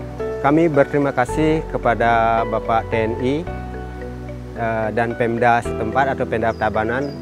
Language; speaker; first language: Indonesian; non-native, local second language; Balinese